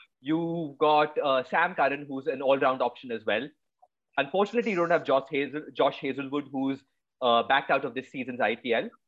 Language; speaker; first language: English; non-native, local second language; Hindi